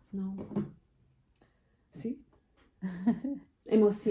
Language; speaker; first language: French; non-native, learner; Persian